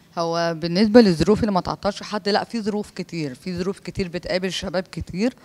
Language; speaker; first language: Arabic; native; Arabic